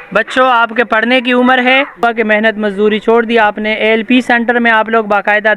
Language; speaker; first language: Hindi; non-native, local second language; Pashto